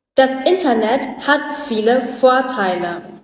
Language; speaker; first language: German; non-native, learner; Vietnamese